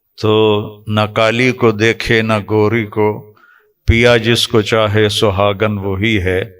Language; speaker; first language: Urdu; non-native, local second language; Punjabi